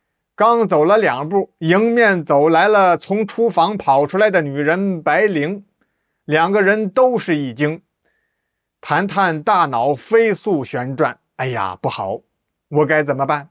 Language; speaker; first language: Chinese; native; Chinese